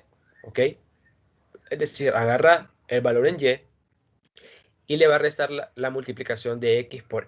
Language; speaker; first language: Spanish; native; Spanish